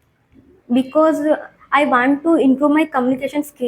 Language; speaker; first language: English; non-native, learner; Kannada